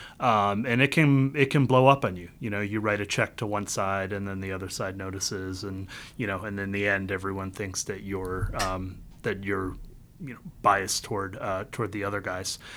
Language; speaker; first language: English; early bilingual, other home language; Vietnamese